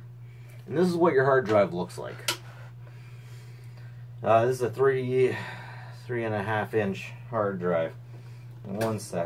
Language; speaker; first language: English; native; English